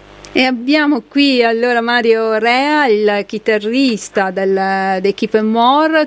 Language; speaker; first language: Italian; native; Italian